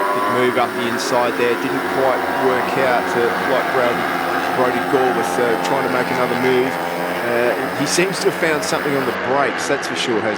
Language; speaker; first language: English; native; English